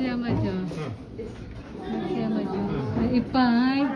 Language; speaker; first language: Japanese; non-native, learner; Filipino